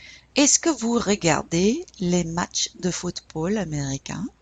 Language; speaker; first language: French; non-native, fluent; English